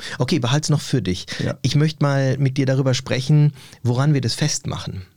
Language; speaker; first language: German; early bilingual, other home language; Turkish